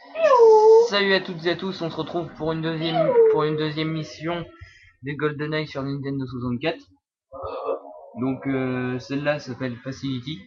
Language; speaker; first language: French; native; French